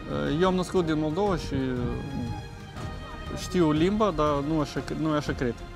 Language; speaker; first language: Romanian; early bilingual, heritage; Romanian